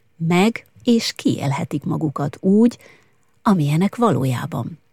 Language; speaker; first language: Hungarian; native; Hungarian